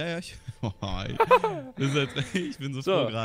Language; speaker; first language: German; native; German